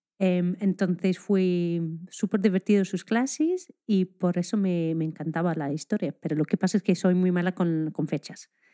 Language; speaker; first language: Spanish; non-native, fluent; English